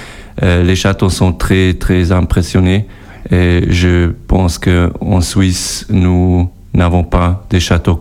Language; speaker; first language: French; non-native, local second language; German